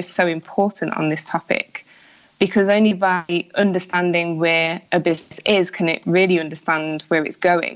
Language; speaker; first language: English; native; English